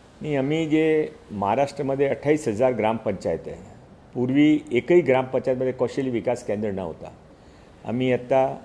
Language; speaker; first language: Marathi; non-native, local second language; Hindi